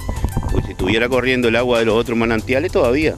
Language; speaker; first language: Spanish; native; Spanish